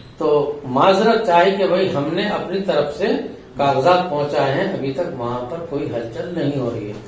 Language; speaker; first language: Urdu; native; Urdu